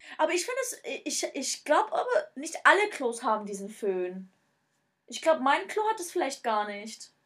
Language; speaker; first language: German; early bilingual, other home language; Turkish